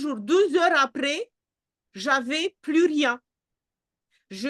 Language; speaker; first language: French; non-native, fluent; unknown